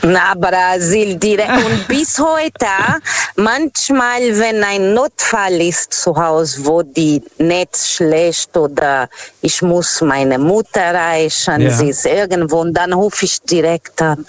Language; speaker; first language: German; non-native, learner; Portuguese